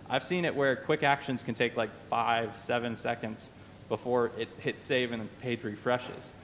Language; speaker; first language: English; native; English